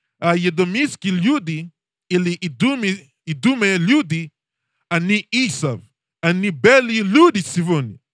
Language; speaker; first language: Russian; non-native, learner; English